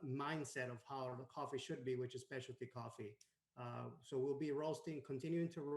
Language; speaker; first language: English; non-native, fluent; Spanish